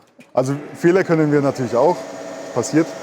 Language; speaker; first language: German; native; German